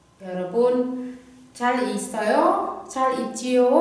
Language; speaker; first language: Korean; non-native, fluent; Indonesian